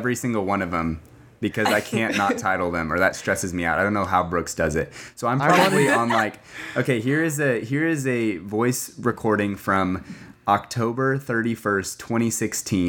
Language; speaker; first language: English; native; English